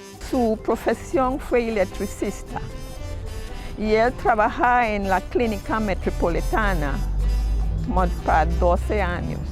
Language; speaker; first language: Spanish; non-native, learner; English